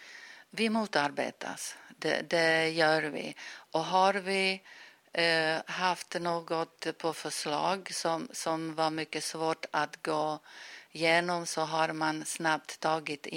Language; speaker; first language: Swedish; non-native, fluent; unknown